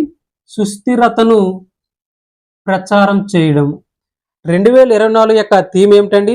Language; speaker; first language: Telugu; native; Telugu